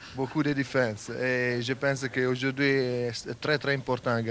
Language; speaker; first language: French; non-native, learner; Italian